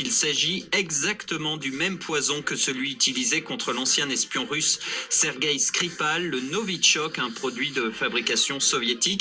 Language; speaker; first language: French; native; French